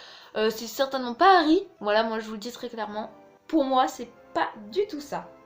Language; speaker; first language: French; native; French